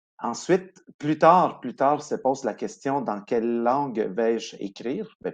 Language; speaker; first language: French; early bilingual, other home language; Spanish